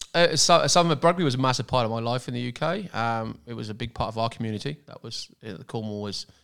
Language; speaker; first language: English; native; English